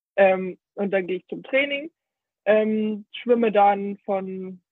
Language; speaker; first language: German; early bilingual, heritage; Danish